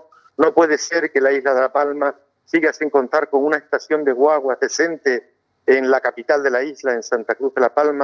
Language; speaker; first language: Spanish; native; Spanish